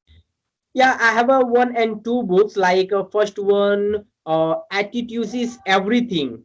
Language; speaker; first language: English; non-native, learner; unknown